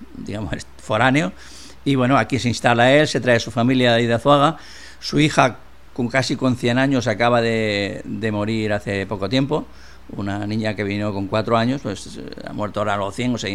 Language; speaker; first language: Spanish; native; Spanish